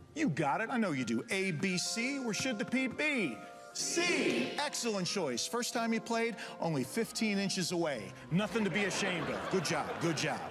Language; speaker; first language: English; native; English